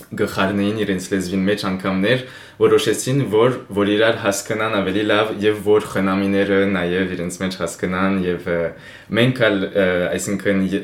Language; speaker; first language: Armenian; early bilingual, heritage; Armenian